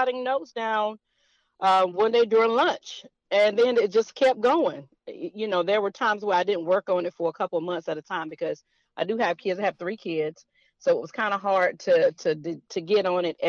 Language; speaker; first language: English; native; English